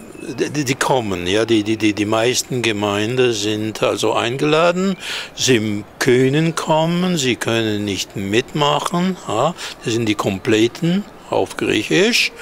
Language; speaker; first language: German; non-native, fluent; Hebrew